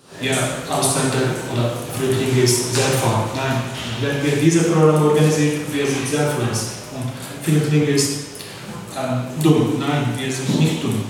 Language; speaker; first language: German; non-native, learner; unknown